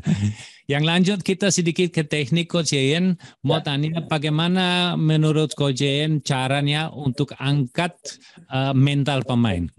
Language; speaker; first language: Indonesian; non-native, fluent; German